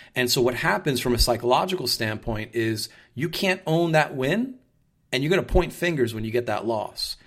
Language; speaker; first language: English; native; English